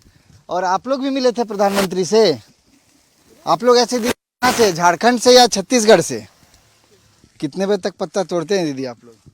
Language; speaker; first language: Hindi; native; Hindi